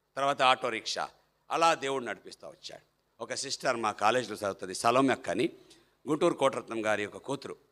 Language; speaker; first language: Telugu; non-native, fluent; Malayalam